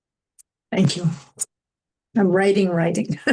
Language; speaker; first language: English; native; English